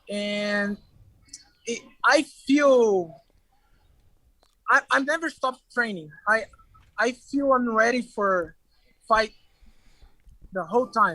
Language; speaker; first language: English; non-native, learner; Portuguese